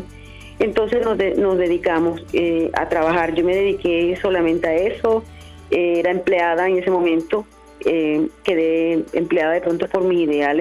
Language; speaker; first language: Spanish; native; Spanish